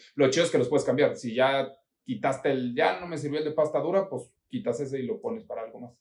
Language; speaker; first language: Spanish; native; Spanish